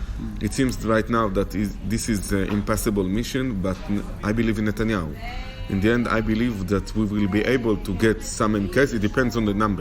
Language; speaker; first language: English; non-native, fluent; Hebrew